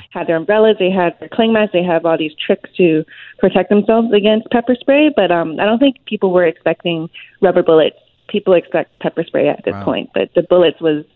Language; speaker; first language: English; non-native, local second language; Cantonese